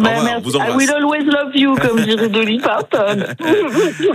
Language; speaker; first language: French; native; French